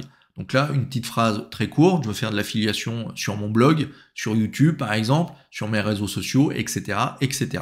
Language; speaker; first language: French; native; French